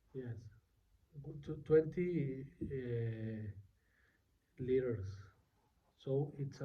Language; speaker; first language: English; non-native, learner; Spanish